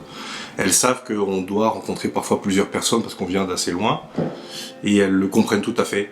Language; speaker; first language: French; native; French